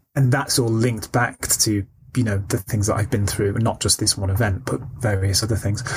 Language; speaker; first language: English; native; English